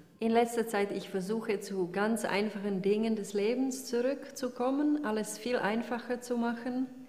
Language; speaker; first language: German; early bilingual, heritage; Czech